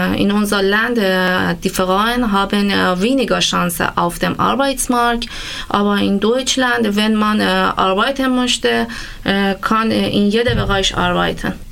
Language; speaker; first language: German; non-native, learner; Persian